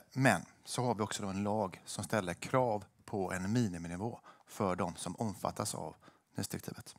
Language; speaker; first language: Swedish; native; Swedish